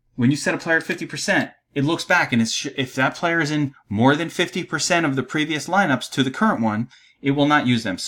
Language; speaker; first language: English; native; English